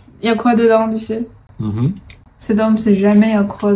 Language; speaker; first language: French; non-native, fluent; Chinese